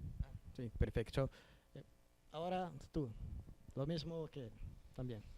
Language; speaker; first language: Spanish; non-native, learner; Portuguese